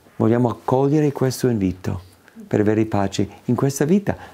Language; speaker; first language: Italian; non-native, fluent; English